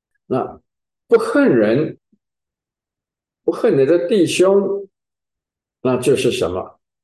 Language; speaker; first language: Chinese; native; Chinese